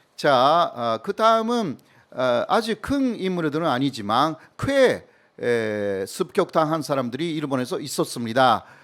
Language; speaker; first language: Korean; non-native, fluent; Japanese